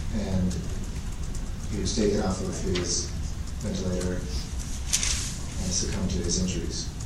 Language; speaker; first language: English; native; English